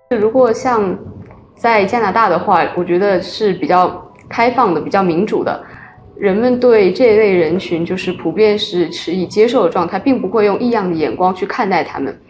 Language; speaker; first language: Chinese; native; Chinese